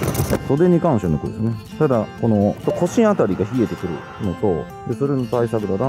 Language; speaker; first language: Japanese; native; Japanese